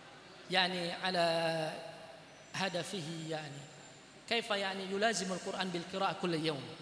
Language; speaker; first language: Arabic; non-native, fluent; Indonesian